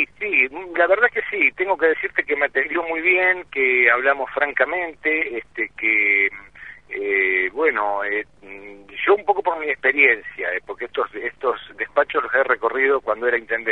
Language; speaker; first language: Spanish; native; Spanish